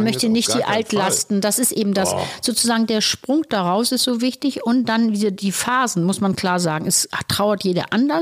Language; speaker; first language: German; native; German